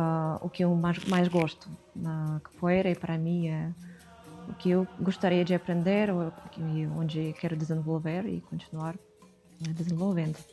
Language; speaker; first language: Portuguese; non-native, fluent; Russian